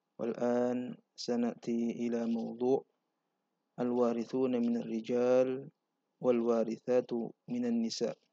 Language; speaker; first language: Arabic; non-native, fluent; Indonesian